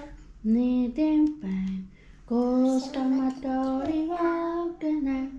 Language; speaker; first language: Finnish; non-native, learner; Filipino